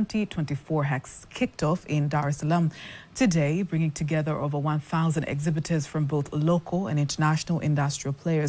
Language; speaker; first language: English; non-native, local second language; Swahili